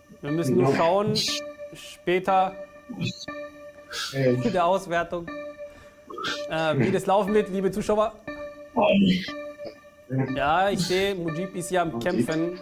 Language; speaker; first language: German; native; German